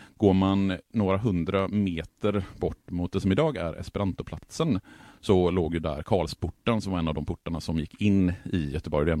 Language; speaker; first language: Swedish; native; Swedish